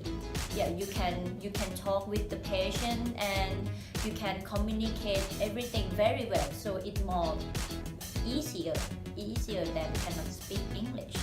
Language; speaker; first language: English; non-native, fluent; Thai